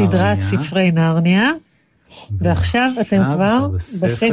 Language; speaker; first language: Hebrew; native; Hebrew